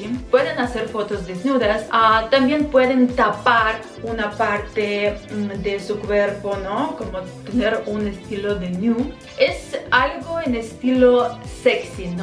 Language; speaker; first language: Spanish; non-native, fluent; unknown